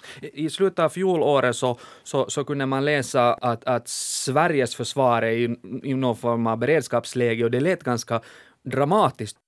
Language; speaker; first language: Swedish; native; Swedish